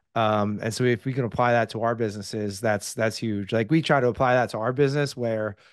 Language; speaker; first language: English; native; English